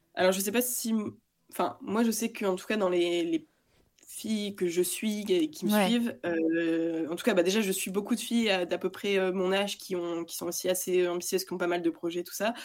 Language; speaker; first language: French; native; French